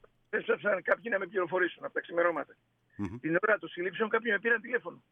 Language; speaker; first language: Greek; native; Greek